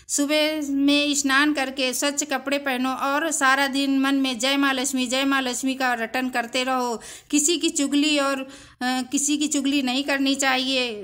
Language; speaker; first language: Hindi; native; Hindi